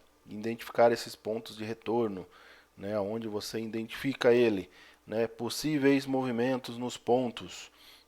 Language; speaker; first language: Portuguese; native; Portuguese